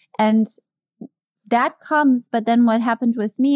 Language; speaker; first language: English; non-native, fluent; German